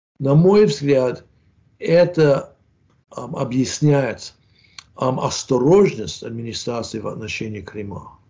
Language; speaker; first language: Russian; non-native, fluent; English